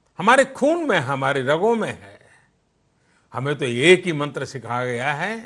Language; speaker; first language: Hindi; non-native, local second language; Gujarati